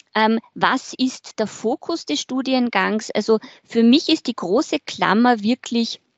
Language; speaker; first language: German; native; German